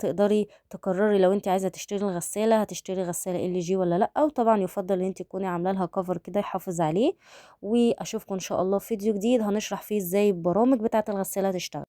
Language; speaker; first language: Arabic; native; Arabic